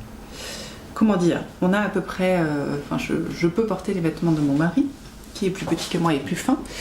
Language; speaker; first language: French; native; French